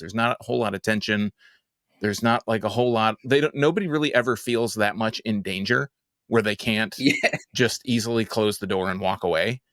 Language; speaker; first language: English; native; English